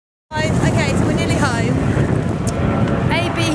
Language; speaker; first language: English; native; English